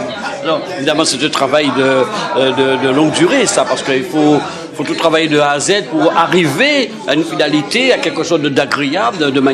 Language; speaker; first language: French; native; French